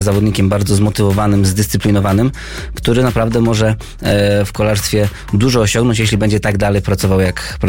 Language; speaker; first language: Polish; native; Polish